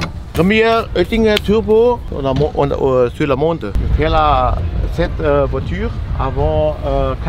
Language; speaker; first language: French; non-native, learner; German